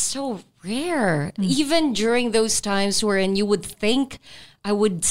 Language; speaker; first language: English; non-native, local second language; Filipino